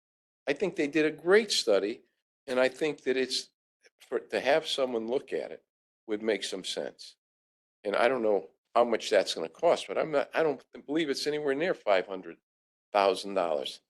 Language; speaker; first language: English; native; English